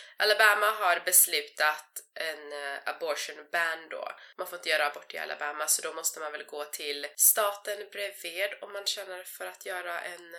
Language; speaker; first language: Swedish; early bilingual, other home language; Persian